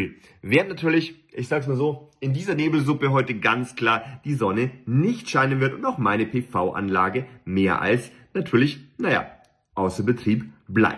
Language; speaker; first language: German; native; German